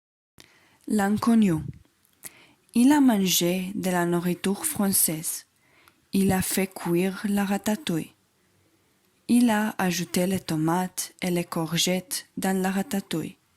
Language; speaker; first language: French; non-native, learner; Slovenian